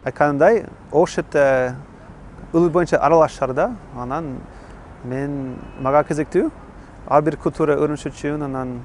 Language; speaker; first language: Kyrgyz; non-native, learner; English